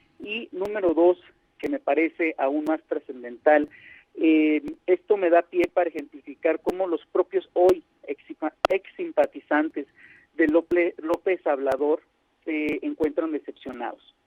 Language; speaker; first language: Spanish; native; Spanish